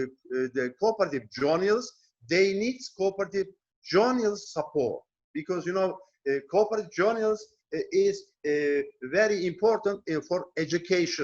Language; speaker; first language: English; non-native, learner; Turkish